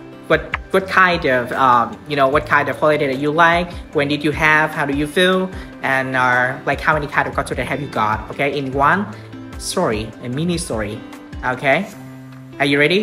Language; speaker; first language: English; non-native, fluent; Vietnamese